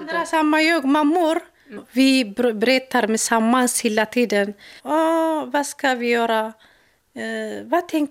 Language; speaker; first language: Swedish; non-native, learner; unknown